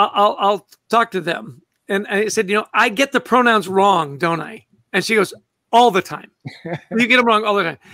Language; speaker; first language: English; native; English